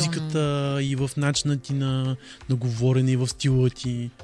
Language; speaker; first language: Bulgarian; native; Bulgarian